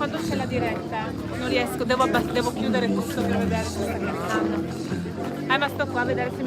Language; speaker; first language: Italian; native; Italian